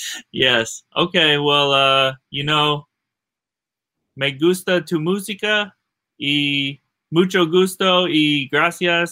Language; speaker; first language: Spanish; non-native, learner; English